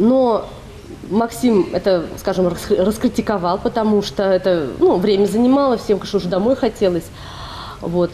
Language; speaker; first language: Russian; native; Russian